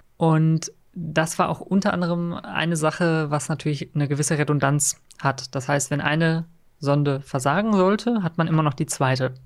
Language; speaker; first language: German; native; German